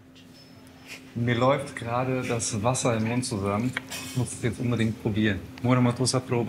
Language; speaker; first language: German; early bilingual, other home language; Croatian